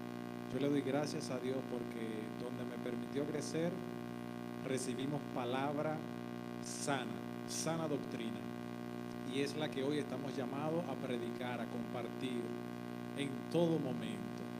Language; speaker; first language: Spanish; native; Spanish